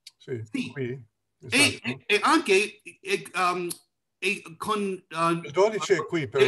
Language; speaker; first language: Italian; non-native, learner; English